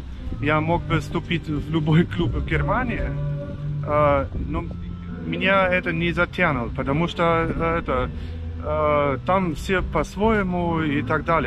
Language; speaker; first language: Russian; non-native, fluent; German